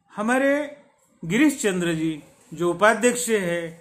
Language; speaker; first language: Hindi; non-native, local second language; Marathi